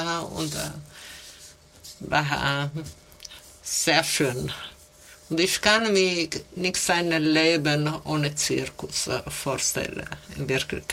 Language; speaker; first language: German; non-native, learner; Italian